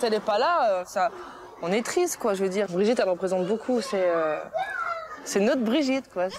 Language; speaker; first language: French; native; French